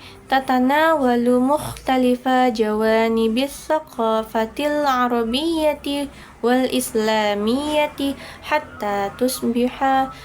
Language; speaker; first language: Arabic; non-native, learner; Indonesian